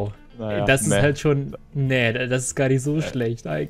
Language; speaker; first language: German; native; German